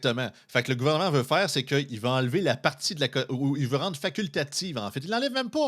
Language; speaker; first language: French; native; French